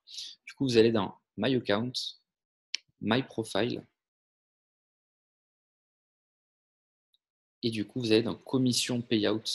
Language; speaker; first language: French; native; French